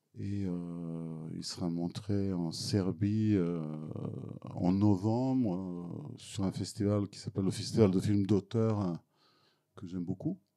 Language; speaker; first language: French; non-native, fluent; Serbian